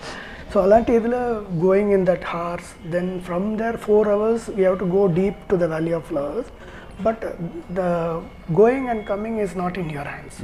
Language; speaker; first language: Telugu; non-native, learner; Tamil